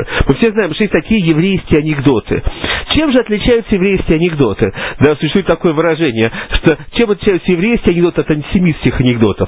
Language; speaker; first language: Russian; native; Russian